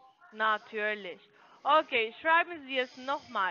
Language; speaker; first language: German; non-native, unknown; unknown